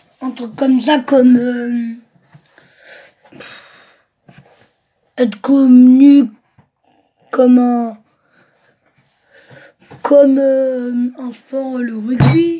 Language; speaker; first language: French; early bilingual, other home language; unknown